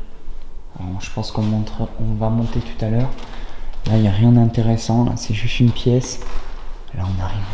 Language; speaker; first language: French; native; French